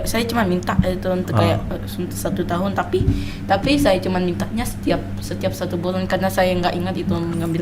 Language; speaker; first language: Indonesian; non-native, local second language; English